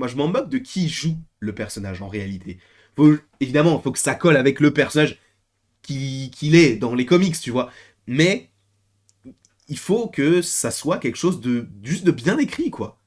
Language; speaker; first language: French; native; French